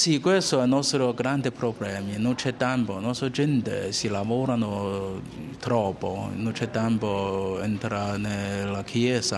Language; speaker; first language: Italian; non-native, learner; Chinese